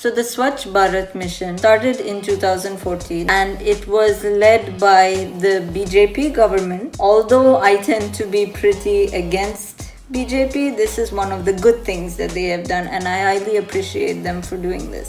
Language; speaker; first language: English; early bilingual, heritage; English